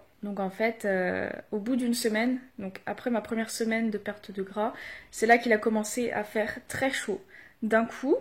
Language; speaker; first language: French; native; French